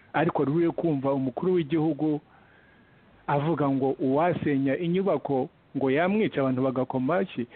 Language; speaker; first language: Kinyarwanda; early bilingual, heritage; Kinyarwanda